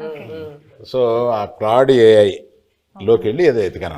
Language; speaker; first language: Telugu; native; Telugu